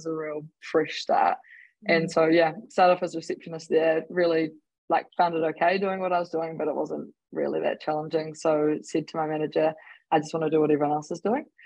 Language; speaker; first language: English; native; English